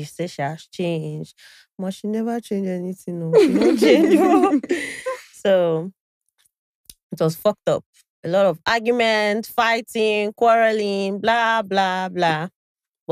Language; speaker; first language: English; non-native, local second language; Igbo